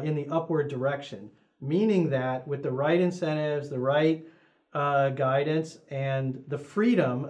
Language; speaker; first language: English; native; English